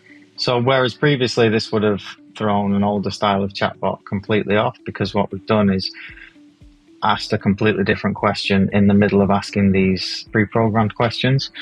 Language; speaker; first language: English; native; English